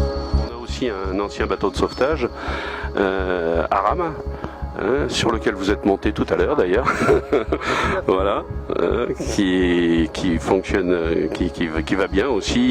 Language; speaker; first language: French; native; French